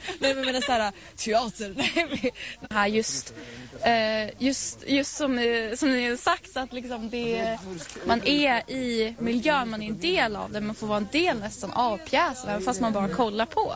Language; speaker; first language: Swedish; native; Swedish